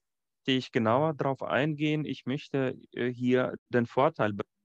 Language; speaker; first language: German; non-native, fluent; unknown